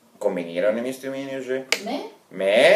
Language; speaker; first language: Russian; non-native, fluent; Italian